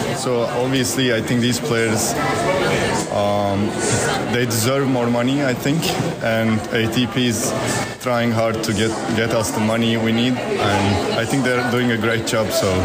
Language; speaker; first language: English; non-native, fluent; Turkish